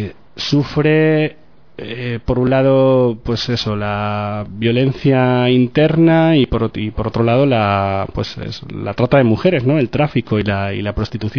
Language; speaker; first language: Spanish; native; Spanish